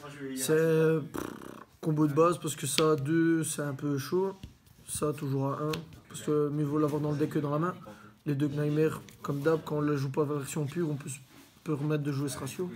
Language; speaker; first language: French; native; French